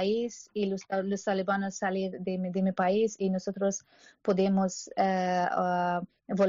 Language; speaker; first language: Spanish; non-native, learner; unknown